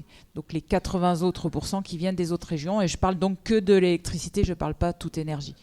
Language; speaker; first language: French; native; French